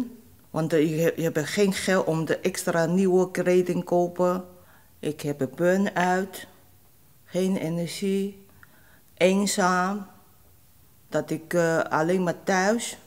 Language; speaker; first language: Dutch; non-native, learner; Cantonese